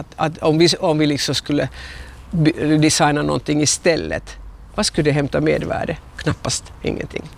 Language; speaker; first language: Swedish; non-native, local second language; Finnish